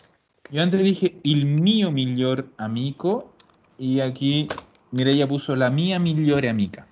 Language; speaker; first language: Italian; non-native, fluent; Spanish